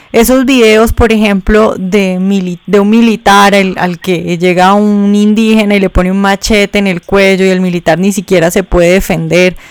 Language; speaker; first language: Spanish; native; Spanish